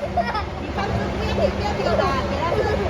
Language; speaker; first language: Chinese; native; Chinese